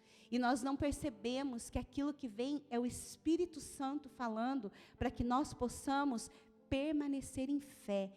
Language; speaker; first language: Portuguese; native; Portuguese